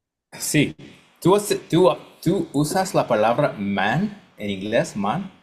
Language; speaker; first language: Spanish; non-native, learner; English